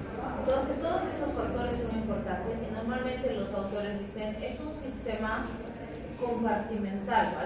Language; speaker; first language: Spanish; native; Spanish